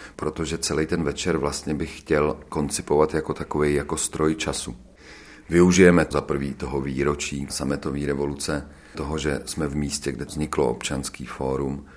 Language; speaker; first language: Czech; native; Czech